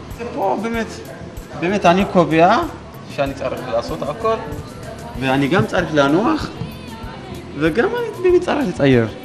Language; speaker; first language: Hebrew; non-native, fluent; Amharic